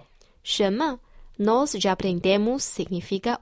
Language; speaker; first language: Portuguese; non-native, fluent; Chinese